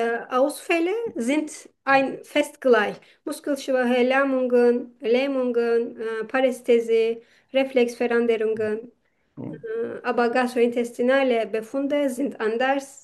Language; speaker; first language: German; non-native, fluent; Turkish